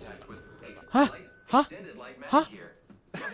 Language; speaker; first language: Japanese; non-native, learner; English